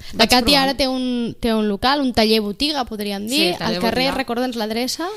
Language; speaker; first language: Catalan; native; Catalan